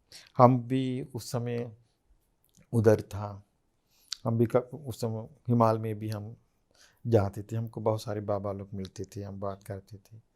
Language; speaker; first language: Hindi; non-native, fluent; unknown